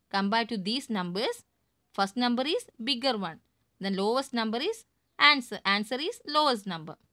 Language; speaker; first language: English; non-native, local second language; Tamil